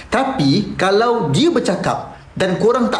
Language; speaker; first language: Malay; native; Malay